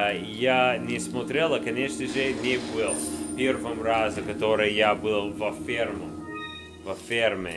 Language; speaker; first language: Russian; non-native, learner; English